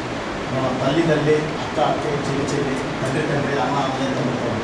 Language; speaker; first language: Telugu; native; Telugu